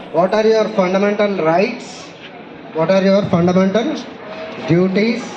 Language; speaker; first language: English; non-native, local second language; Telugu